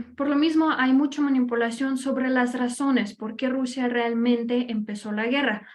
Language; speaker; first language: Spanish; non-native, fluent; Ukrainian